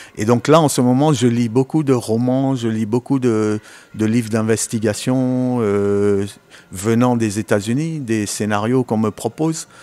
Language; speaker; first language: French; native; French